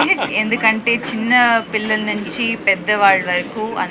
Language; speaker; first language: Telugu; non-native, learner; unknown